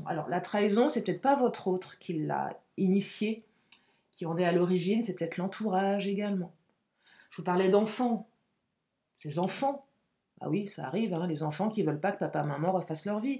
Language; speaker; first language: French; native; French